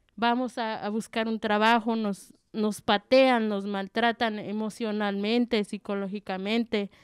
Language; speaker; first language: Spanish; native; Spanish